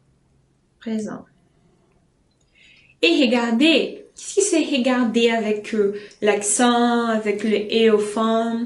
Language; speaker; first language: French; non-native, fluent; Portuguese